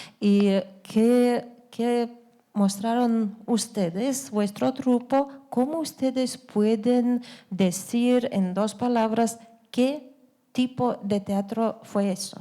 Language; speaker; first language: Spanish; non-native, fluent; Lithuanian